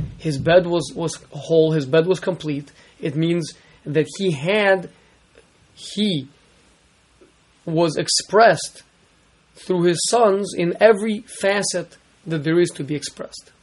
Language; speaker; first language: English; native; English